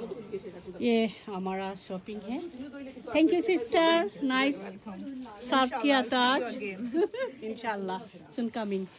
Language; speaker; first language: Hindi; non-native, learner; Bangla